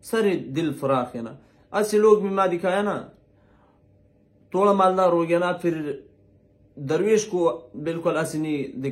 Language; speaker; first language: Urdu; non-native, local second language; Pashto